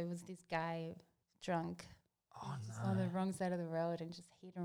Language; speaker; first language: English; non-native, fluent; Greek